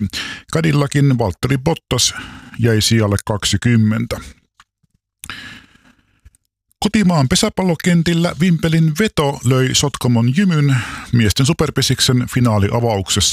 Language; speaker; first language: Finnish; native; Finnish